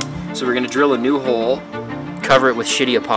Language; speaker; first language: English; native; English